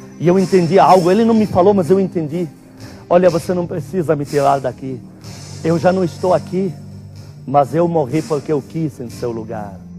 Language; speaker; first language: Portuguese; non-native, fluent; Arabic